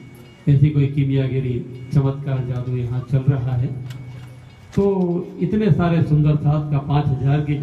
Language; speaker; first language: Hindi; non-native, local second language; Gujarati